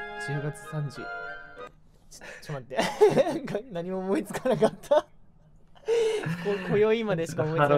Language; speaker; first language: Japanese; native; Japanese